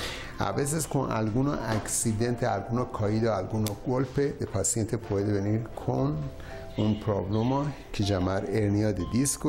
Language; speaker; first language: Spanish; non-native, learner; Persian